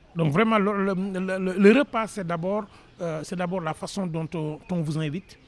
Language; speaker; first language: French; non-native, local second language; Wolof